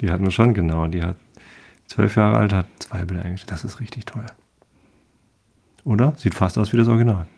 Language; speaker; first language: German; native; German